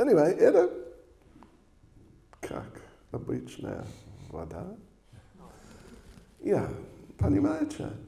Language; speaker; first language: Russian; non-native, learner; English